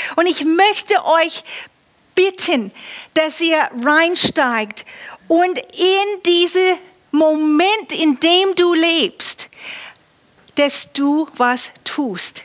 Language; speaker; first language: German; non-native, fluent; English